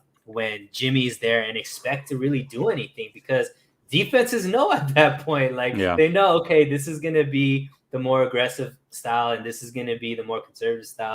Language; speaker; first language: English; native; English